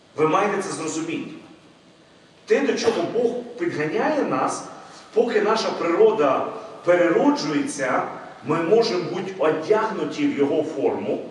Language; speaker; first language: Ukrainian; non-native, local second language; Russian